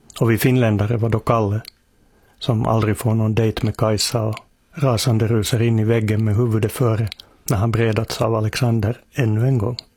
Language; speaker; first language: Swedish; native; Swedish